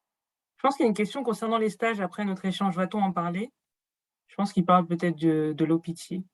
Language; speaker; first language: French; native; French